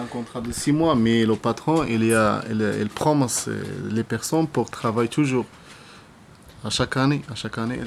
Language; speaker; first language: French; non-native, learner; Arabic